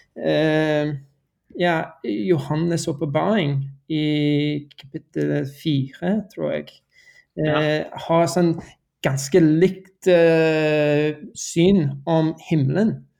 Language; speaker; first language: Norwegian; non-native, learner; English